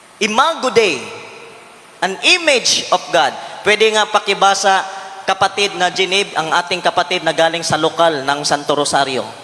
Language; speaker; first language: Filipino; non-native, local second language; Cebuano